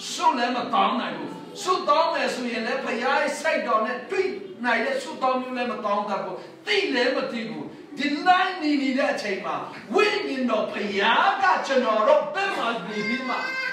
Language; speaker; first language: Burmese; non-native, local second language; Tedim Chin